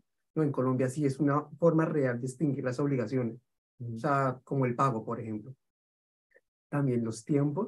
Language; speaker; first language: Spanish; native; Spanish